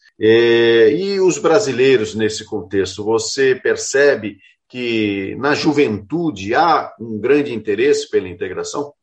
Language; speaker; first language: Portuguese; native; Portuguese